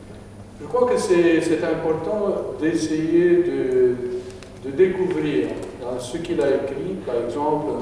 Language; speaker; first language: French; non-native, fluent; Romanian